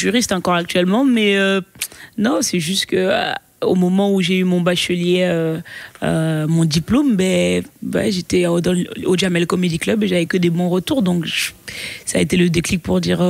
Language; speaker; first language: French; native; French